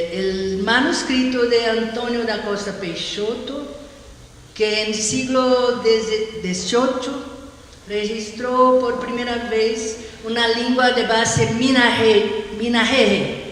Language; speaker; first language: Spanish; non-native, learner; Portuguese